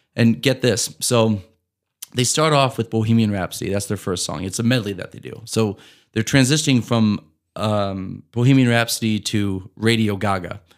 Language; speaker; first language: English; native; English